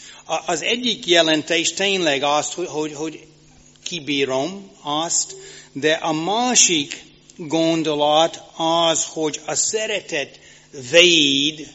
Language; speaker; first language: Hungarian; non-native, fluent; English